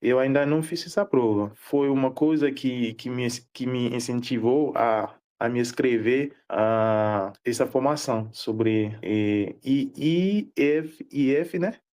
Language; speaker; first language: Portuguese; non-native, fluent; Haitian Creole